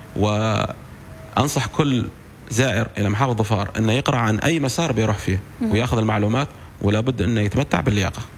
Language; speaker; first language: Arabic; native; Arabic